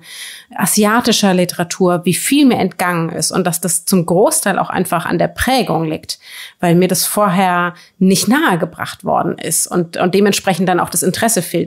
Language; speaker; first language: German; native; German